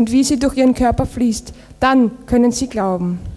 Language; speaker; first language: German; native; German